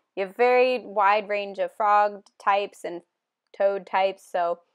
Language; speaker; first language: English; native; English